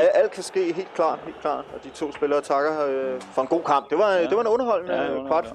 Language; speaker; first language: Danish; native; Danish